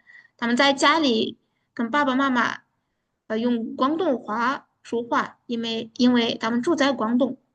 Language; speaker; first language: Chinese; non-native, fluent; Uzbek